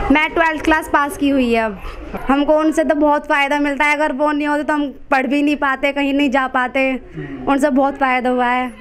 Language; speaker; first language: Hindi; native; Hindi